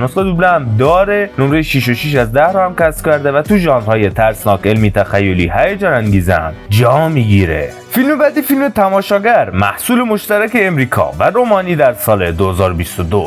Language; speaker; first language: Persian; native; Persian